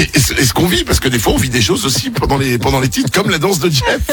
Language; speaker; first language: French; native; French